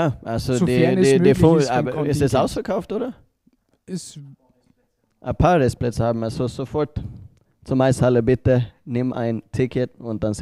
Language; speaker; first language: German; non-native, learner; Swedish